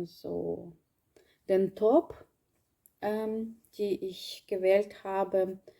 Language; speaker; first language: German; non-native, learner; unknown